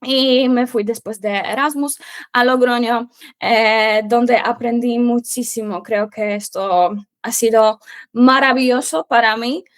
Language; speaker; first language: Spanish; non-native, fluent; Polish